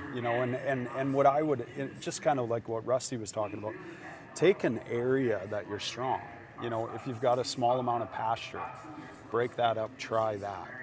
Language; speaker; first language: English; native; English